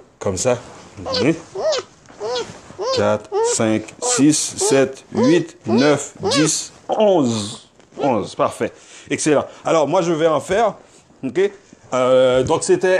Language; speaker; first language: French; native; French